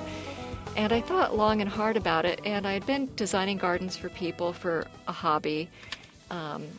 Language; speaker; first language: English; native; English